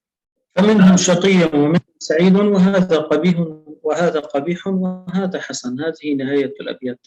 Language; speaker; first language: Arabic; native; Arabic